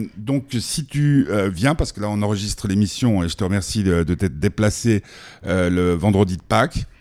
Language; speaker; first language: French; native; French